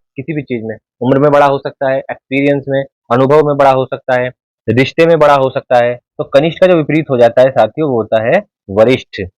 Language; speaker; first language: Hindi; native; Hindi